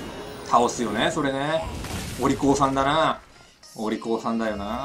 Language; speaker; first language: Japanese; native; Japanese